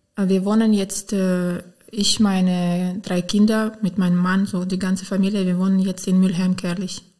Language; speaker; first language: German; non-native, fluent; Ukrainian